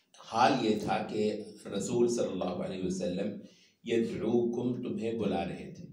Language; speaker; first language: Urdu; non-native, local second language; Punjabi